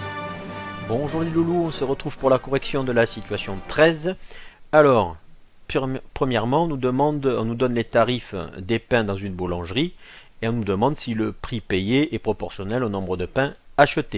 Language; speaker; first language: French; native; French